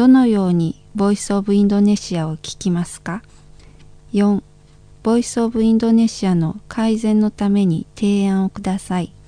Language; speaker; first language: Japanese; non-native, fluent; Indonesian